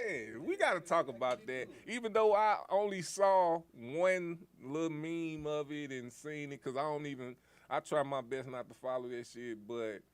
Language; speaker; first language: English; native; English